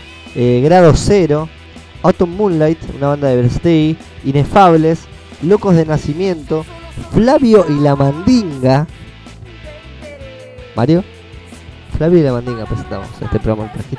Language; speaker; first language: Spanish; native; Spanish